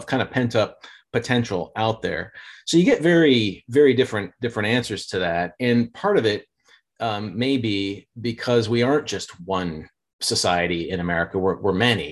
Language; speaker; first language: English; native; English